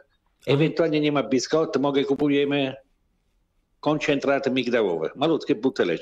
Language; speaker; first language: Polish; non-native, learner; Italian